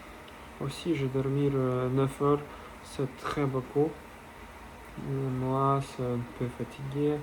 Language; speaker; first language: French; non-native, learner; Russian